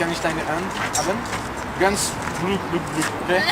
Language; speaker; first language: German; non-native, learner; French